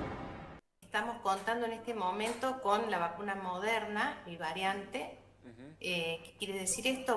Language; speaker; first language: Spanish; native; Spanish